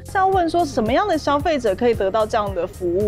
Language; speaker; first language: Chinese; native; Chinese